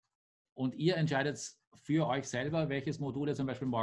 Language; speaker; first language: German; native; German